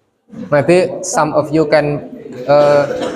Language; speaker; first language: English; non-native, fluent; Indonesian